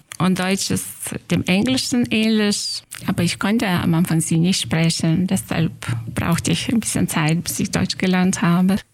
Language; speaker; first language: German; non-native, fluent; Lithuanian